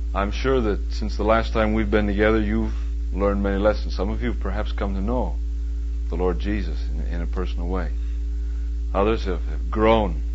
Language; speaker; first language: English; native; English